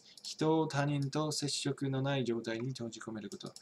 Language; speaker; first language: Japanese; non-native, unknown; English